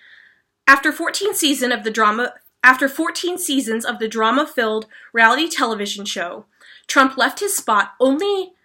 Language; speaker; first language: English; native; English